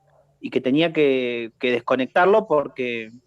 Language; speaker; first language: Spanish; native; Spanish